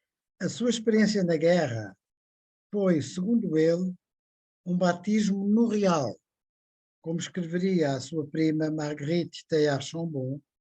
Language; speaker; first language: Portuguese; native; Portuguese